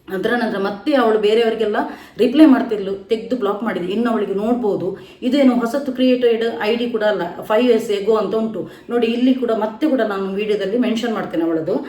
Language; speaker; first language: Kannada; non-native, local second language; Tulu